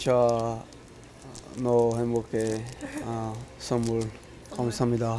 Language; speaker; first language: Korean; non-native, learner; Portuguese